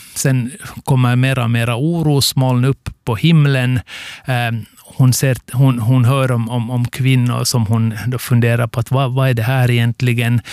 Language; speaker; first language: Swedish; native; Swedish